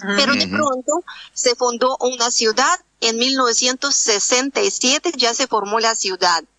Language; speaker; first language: Spanish; non-native, fluent; Russian